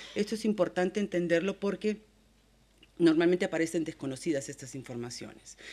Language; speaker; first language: Spanish; native; Spanish